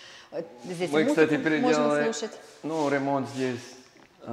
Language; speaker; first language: Russian; non-native, learner; English